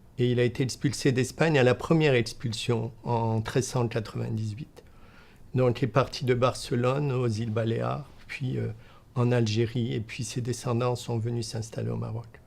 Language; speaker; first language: French; native; French